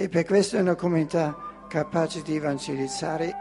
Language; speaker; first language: Italian; non-native, fluent; German